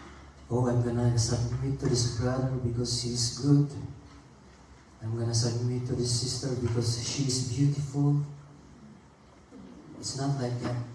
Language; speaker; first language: English; non-native, local second language; Filipino